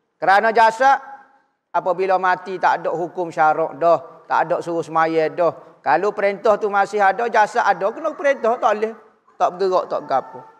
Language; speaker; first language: Malay; native; Malay